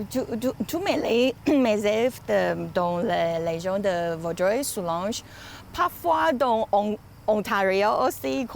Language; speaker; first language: French; non-native, learner; Chinese